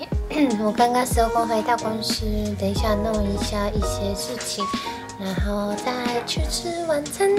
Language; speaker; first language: Chinese; non-native, fluent; Japanese